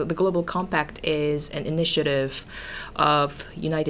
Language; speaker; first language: English; non-native, fluent; Korean